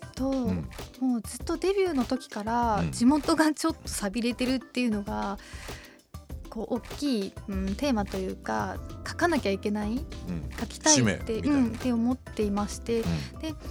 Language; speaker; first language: Japanese; native; Japanese